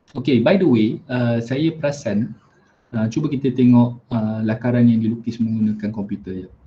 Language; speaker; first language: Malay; native; Malay